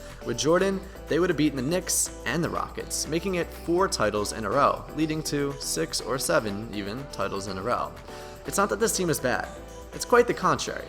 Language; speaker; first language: English; native; English